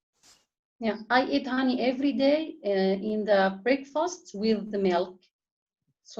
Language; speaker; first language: English; non-native, learner; Arabic